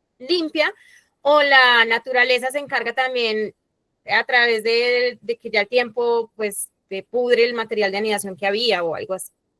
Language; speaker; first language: Spanish; native; Spanish